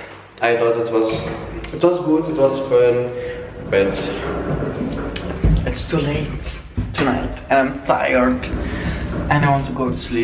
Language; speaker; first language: English; non-native, fluent; Dutch